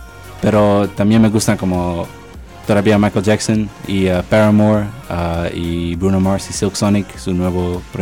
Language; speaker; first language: Spanish; early bilingual, heritage; Spanish